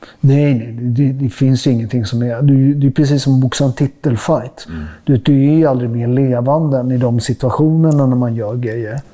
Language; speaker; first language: Swedish; native; Swedish